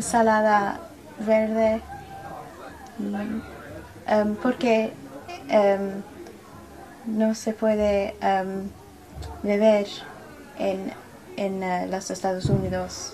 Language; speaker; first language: Spanish; non-native, learner; English